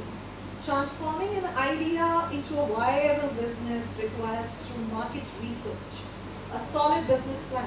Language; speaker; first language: English; non-native, local second language; Hindi